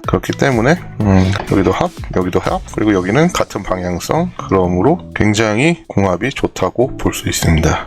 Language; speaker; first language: Korean; native; Korean